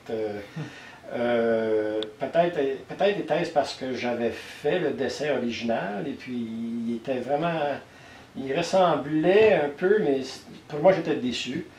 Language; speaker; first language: French; native; French